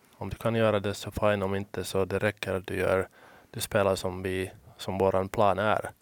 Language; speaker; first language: Swedish; non-native, local second language; Finnish